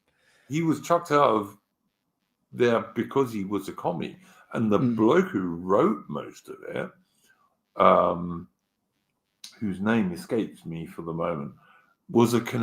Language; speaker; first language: English; native; English